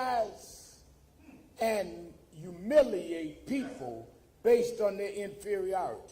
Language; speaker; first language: English; native; English